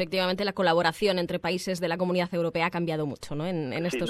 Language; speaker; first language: Spanish; native; Spanish